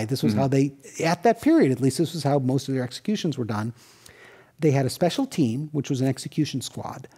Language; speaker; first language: English; native; English